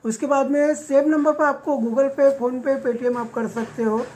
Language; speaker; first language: Hindi; non-native, local second language; Marathi